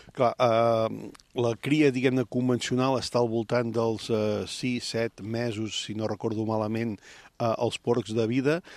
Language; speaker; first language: Catalan; native; Catalan